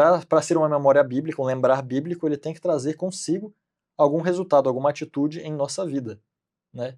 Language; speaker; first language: Portuguese; native; Portuguese